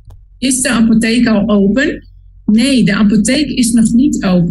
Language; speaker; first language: Dutch; non-native, learner; Spanish